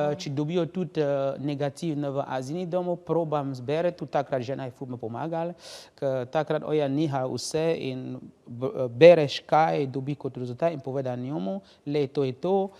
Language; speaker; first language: Slovenian; non-native, learner; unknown